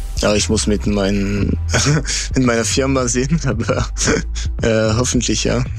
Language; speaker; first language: German; non-native, fluent; French